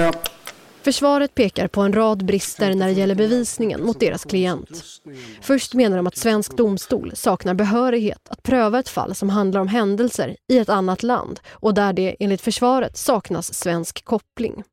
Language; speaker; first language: Swedish; native; Swedish